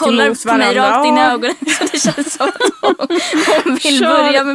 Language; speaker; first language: Swedish; native; Swedish